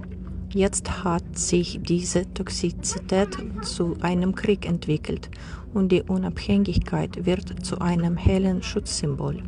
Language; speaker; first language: German; non-native, fluent; Ukrainian